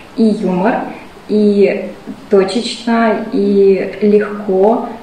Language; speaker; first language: Russian; native; Russian